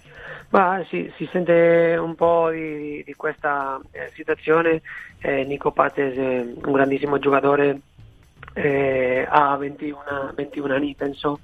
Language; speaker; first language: Italian; non-native, fluent; Spanish